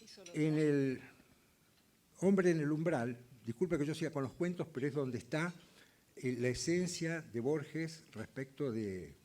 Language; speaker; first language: Spanish; native; Spanish